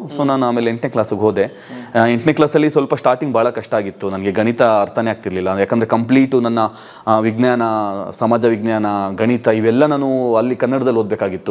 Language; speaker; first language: Kannada; non-native, local second language; Urdu